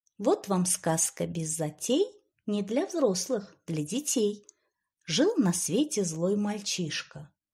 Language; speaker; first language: Russian; non-native, local second language; Azerbaijani